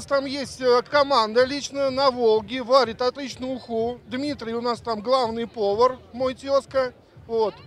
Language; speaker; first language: Russian; native; Russian